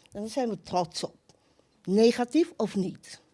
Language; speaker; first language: Dutch; non-native, local second language; Papiamento